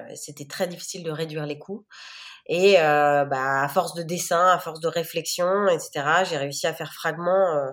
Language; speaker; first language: French; native; French